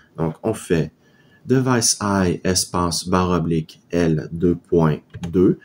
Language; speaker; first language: French; native; French